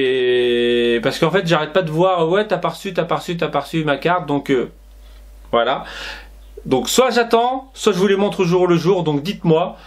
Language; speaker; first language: French; native; French